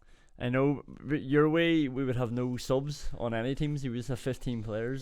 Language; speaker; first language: English; native; English